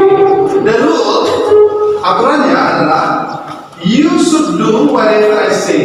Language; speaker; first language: English; non-native, learner; Indonesian